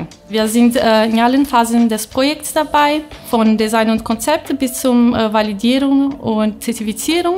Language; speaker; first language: German; non-native, fluent; Portuguese